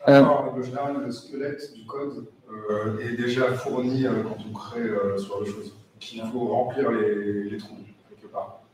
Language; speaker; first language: French; native; French